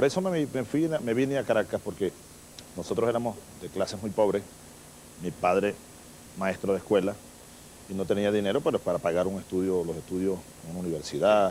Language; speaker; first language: Spanish; native; Spanish